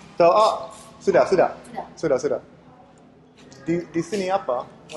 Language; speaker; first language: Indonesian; non-native, learner; English